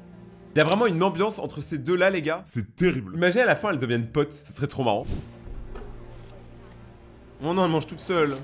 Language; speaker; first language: French; native; French